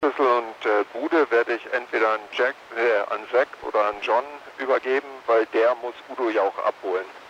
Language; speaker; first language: German; native; German